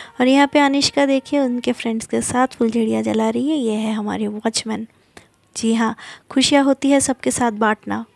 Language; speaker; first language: Hindi; non-native, local second language; Bangla